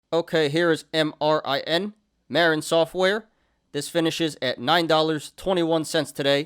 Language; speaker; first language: English; native; English